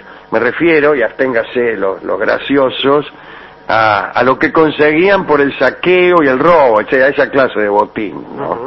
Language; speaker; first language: Spanish; native; Spanish